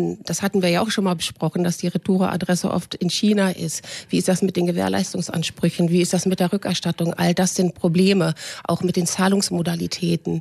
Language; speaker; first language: German; native; German